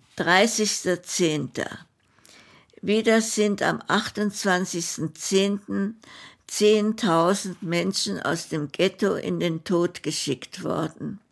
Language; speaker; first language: German; native; German